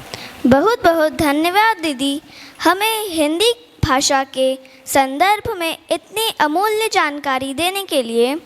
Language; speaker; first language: Hindi; native; Hindi